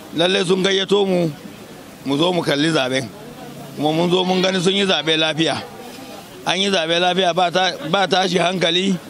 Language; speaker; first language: Hausa; non-native, local second language; Fula